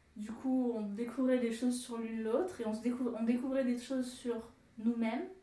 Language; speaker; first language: French; early bilingual, other home language; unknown